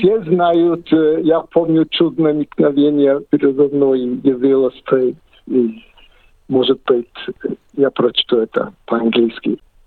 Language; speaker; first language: Russian; non-native, fluent; English